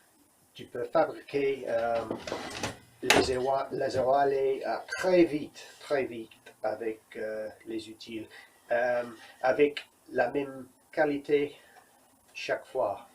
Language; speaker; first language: French; non-native, learner; English